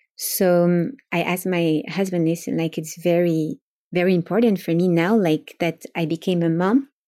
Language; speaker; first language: English; non-native, fluent; French